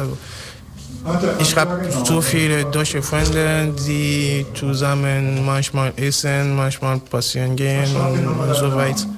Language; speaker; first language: German; non-native, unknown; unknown